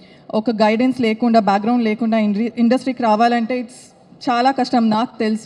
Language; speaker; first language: Telugu; non-native, fluent; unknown